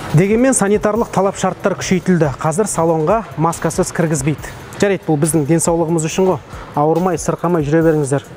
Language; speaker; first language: Kazakh; native; Kazakh